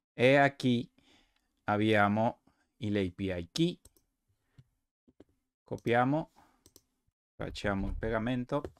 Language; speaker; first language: Italian; non-native, learner; Spanish